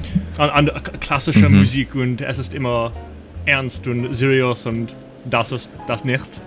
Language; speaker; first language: German; non-native, learner; English